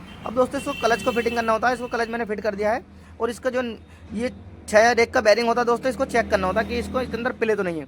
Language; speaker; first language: Hindi; native; Hindi